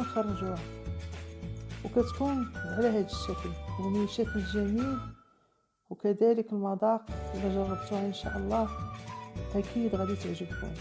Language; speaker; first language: Arabic; native; Arabic